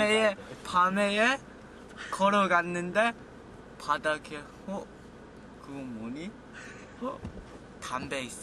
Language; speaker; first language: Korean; early bilingual, heritage; English